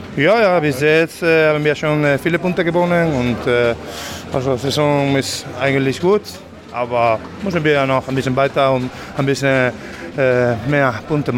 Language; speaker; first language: German; non-native, fluent; Spanish